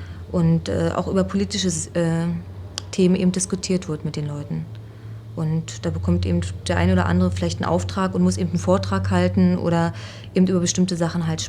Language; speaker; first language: German; native; German